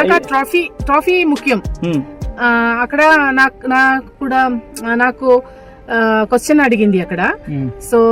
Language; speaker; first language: Telugu; non-native, learner; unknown